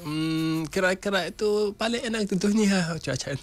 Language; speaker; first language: Indonesian; non-native, learner; Hausa